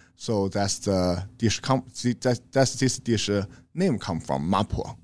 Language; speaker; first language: English; non-native, learner; Chinese